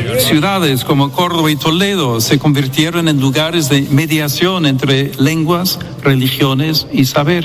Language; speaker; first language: Spanish; non-native, fluent; English